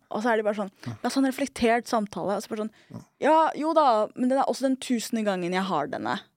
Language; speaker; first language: Norwegian; early bilingual, other home language; Somali